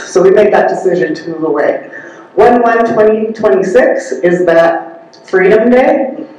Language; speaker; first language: English; native; English